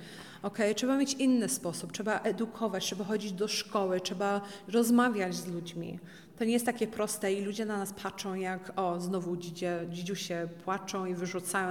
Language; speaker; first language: Polish; early bilingual, heritage; Polish